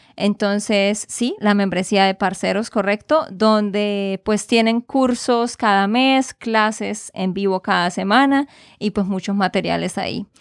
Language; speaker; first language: Spanish; native; Spanish